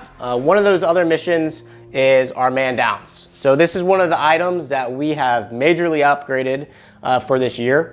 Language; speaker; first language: English; native; English